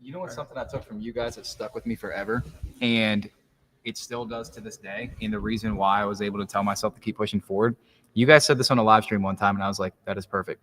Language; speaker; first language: English; native; English